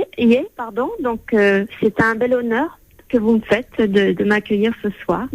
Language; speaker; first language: French; native; French